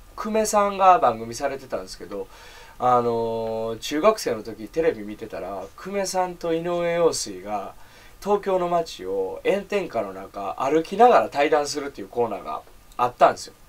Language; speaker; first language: Japanese; native; Japanese